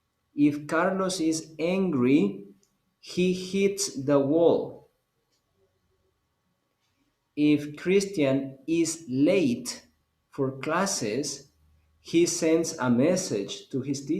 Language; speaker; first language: English; non-native, fluent; Spanish